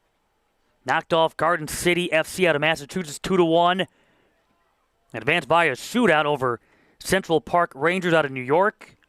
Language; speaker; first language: English; native; English